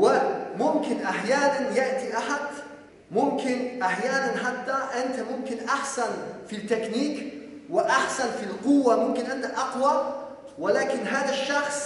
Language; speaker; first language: Arabic; non-native, fluent; Polish